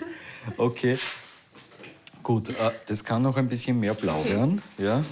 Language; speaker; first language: German; native; German